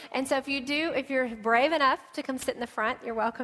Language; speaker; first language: English; native; English